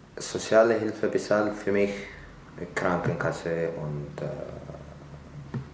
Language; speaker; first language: German; non-native, fluent; Tigrinya